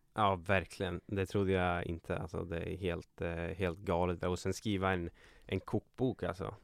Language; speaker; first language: Swedish; native; Swedish